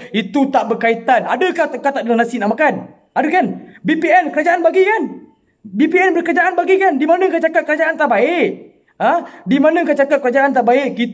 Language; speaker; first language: Malay; non-native, local second language; Tamil